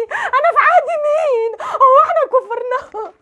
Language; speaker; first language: Arabic; native; Arabic